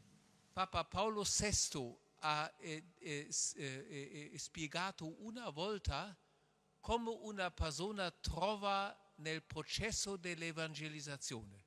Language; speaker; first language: Italian; non-native, learner; German